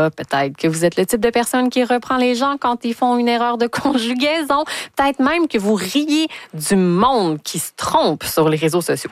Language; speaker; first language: French; native; French